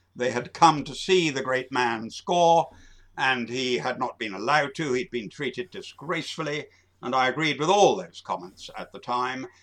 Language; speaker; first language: English; native; English